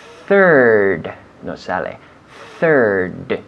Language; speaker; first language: English; non-native, fluent; Spanish